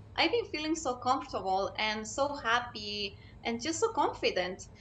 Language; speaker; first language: English; non-native, fluent; Spanish